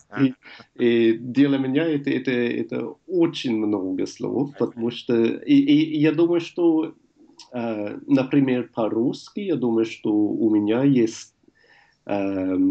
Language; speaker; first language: Russian; non-native, learner; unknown